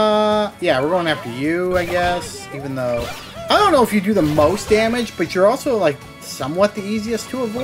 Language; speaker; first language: English; native; English